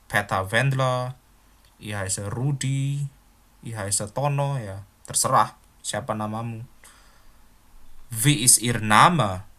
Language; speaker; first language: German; non-native, fluent; Indonesian